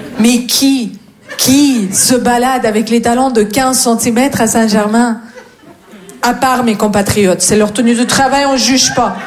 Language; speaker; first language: French; non-native, fluent; Russian